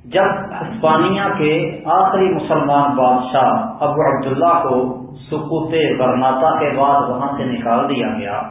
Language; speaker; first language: Urdu; non-native, local second language; Punjabi